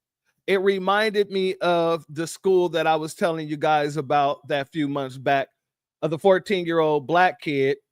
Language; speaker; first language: English; native; English